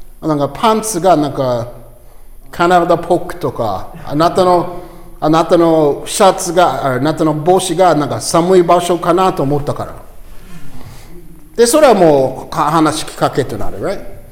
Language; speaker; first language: Japanese; non-native, learner; English